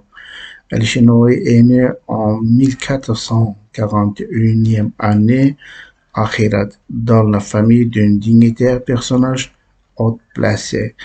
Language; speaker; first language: French; non-native, learner; Uzbek